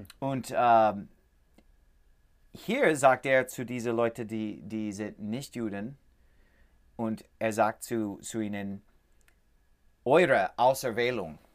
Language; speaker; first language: German; non-native, learner; English